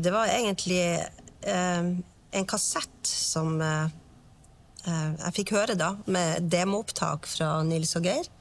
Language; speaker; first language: Norwegian; native; Norwegian